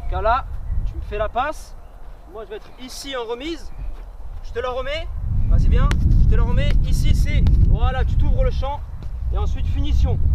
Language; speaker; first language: French; native; French